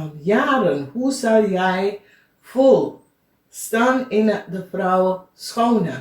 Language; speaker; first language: Dutch; non-native, fluent; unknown